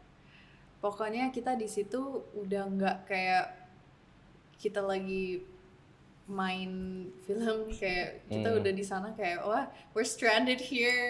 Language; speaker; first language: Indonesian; early bilingual, heritage; English